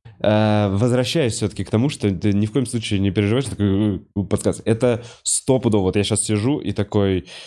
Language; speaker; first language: Russian; native; Russian